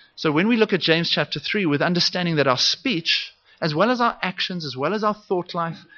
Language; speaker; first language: English; native; English